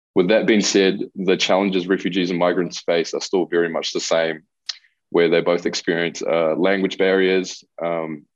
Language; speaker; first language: English; non-native, local second language; Spanish